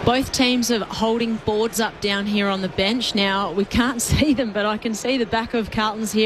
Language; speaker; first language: English; native; English